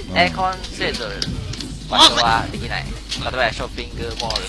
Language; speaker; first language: Japanese; non-native, learner; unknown